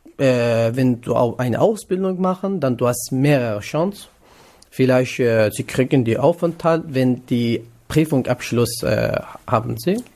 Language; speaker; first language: German; non-native, learner; Kurdish